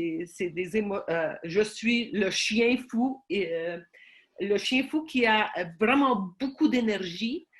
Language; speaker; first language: French; non-native, fluent; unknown